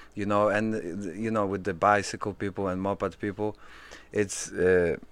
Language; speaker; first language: English; early bilingual, other home language; Polish